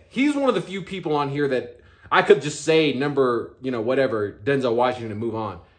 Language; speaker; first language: English; native; English